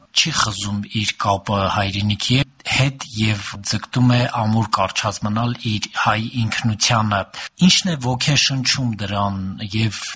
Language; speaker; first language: Armenian; native; Armenian